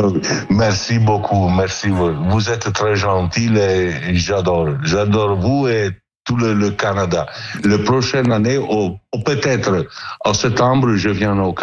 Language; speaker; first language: French; non-native, learner; Italian